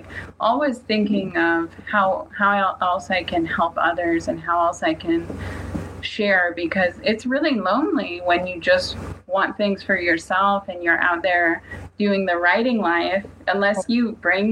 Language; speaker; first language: English; native; English